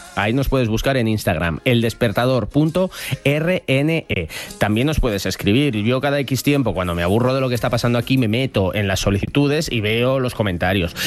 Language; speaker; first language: Spanish; native; Spanish